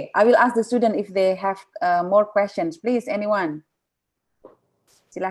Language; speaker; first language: English; non-native, fluent; Indonesian